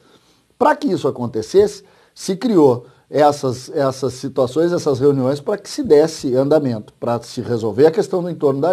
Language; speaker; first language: Portuguese; native; Portuguese